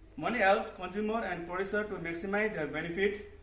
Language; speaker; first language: English; non-native, local second language; Nepali